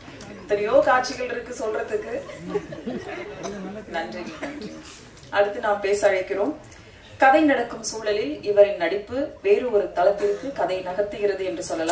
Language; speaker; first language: Tamil; native; Tamil